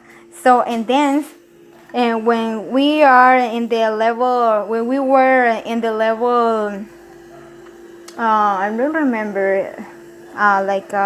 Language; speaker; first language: English; non-native, learner; Spanish